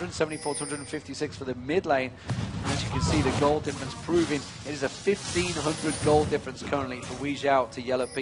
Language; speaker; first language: English; native; English